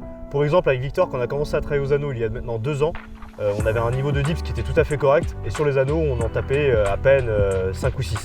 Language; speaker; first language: French; native; French